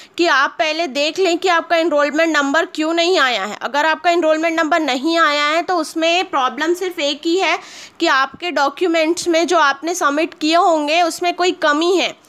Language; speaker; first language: Hindi; native; Hindi